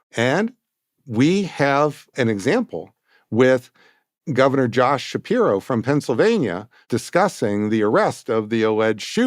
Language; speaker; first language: English; native; English